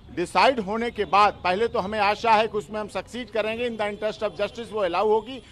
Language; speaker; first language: Hindi; native; Hindi